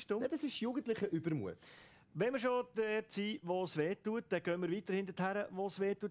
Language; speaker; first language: German; native; German